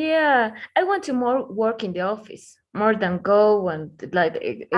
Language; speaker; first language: English; non-native, learner; Spanish